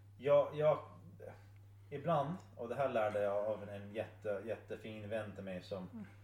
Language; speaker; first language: Swedish; non-native, fluent; English